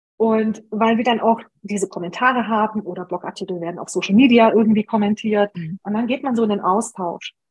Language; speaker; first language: German; early bilingual, other home language; Hungarian